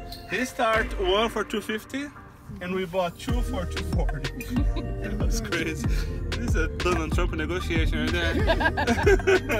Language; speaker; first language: English; non-native, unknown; Portuguese